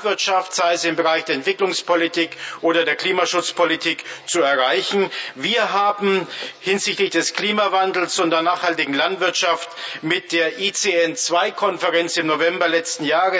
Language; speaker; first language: German; native; German